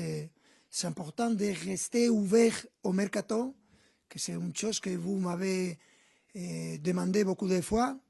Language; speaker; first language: French; non-native, fluent; Spanish